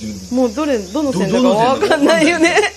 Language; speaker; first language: Japanese; native; Japanese